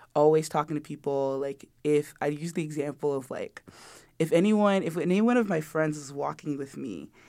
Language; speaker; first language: English; early bilingual, other home language; Yoruba